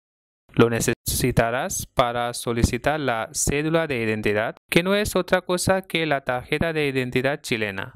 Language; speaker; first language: Spanish; non-native, fluent; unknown